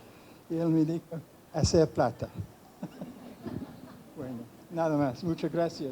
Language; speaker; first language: Spanish; non-native, fluent; English